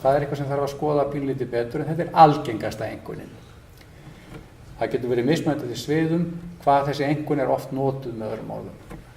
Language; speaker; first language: Icelandic; native; Icelandic